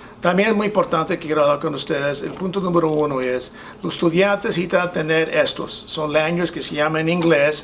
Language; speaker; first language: Spanish; non-native, fluent; English